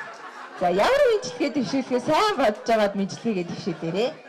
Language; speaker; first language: Mongolian; native; Mongolian